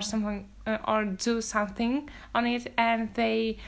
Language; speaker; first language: English; non-native, fluent; Russian